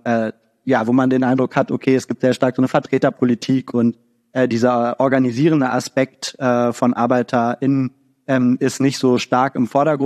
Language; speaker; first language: German; native; German